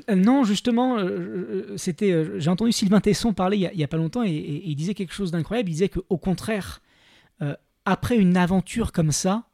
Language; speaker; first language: French; native; French